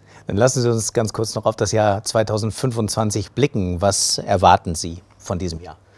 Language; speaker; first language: German; native; German